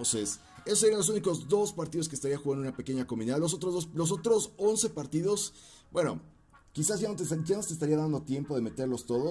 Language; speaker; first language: Spanish; native; Spanish